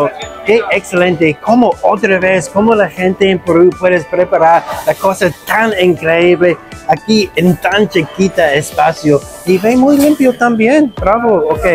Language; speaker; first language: Spanish; non-native, learner; English